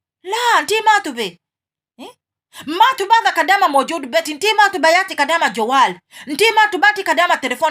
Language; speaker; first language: Arabic; non-native, learner; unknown